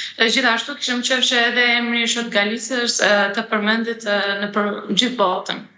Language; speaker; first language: Albanian; early bilingual, heritage; Turkish